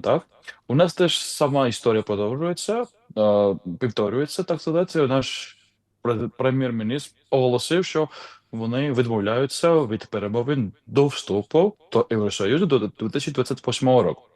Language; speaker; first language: Ukrainian; non-native, fluent; Georgian